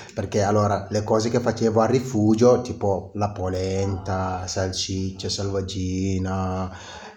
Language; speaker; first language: Italian; non-native, fluent; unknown